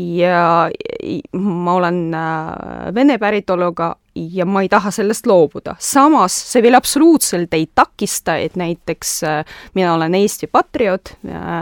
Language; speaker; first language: Estonian; non-native, local second language; Russian